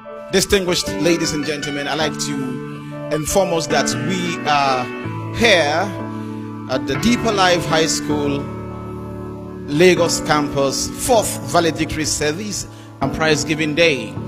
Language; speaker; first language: English; non-native, local second language; Yoruba